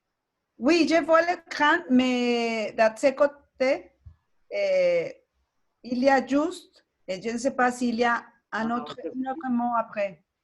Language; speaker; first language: French; non-native, learner; Spanish